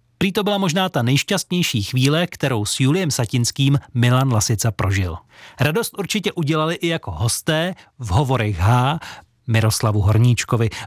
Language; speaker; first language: Czech; native; Czech